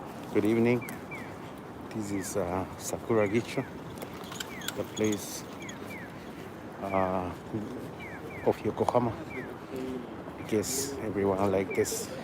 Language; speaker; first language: English; non-native, learner; Spanish